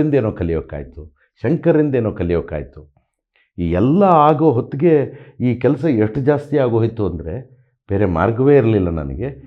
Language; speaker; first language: Kannada; native; Kannada